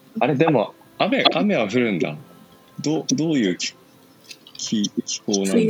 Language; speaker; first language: Japanese; native; Japanese